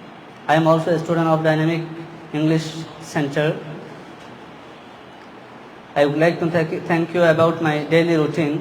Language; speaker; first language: English; non-native, learner; Bangla